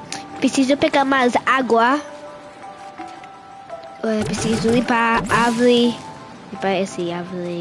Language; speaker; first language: Portuguese; early bilingual, heritage; Portuguese